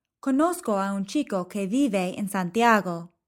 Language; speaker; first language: Spanish; non-native, fluent; English